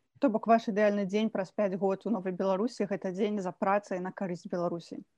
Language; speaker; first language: Belarusian; native; Belarusian